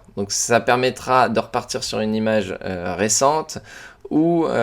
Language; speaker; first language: French; native; French